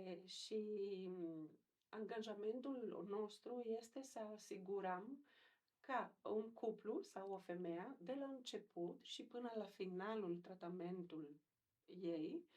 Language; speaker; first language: Romanian; non-native, fluent; Greek